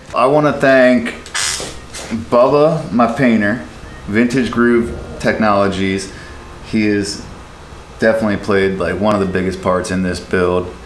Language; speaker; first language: English; native; English